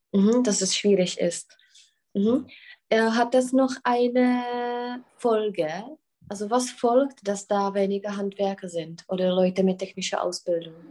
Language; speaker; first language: German; non-native, fluent; Czech